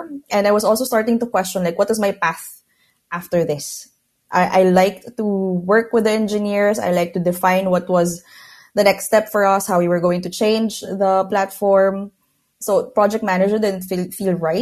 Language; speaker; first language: English; non-native, local second language; Filipino